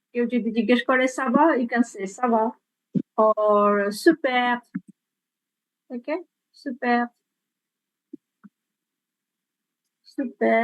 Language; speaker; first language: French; non-native, fluent; Bangla